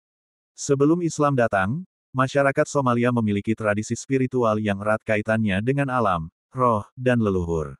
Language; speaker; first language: Indonesian; native; Indonesian